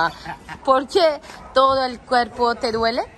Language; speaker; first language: Spanish; non-native, learner; Turkish